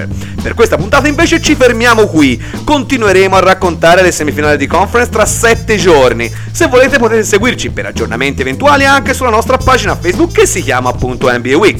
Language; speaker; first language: Italian; native; Italian